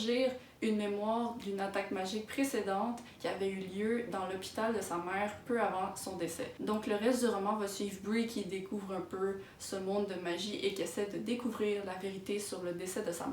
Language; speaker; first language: French; native; French